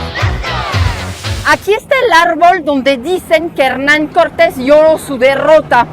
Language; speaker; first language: Spanish; native; Spanish